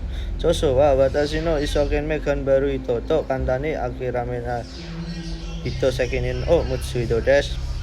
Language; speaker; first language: Japanese; non-native, learner; Indonesian